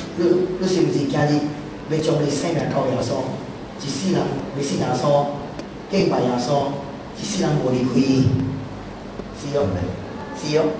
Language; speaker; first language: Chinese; non-native, local second language; Min Nan Chinese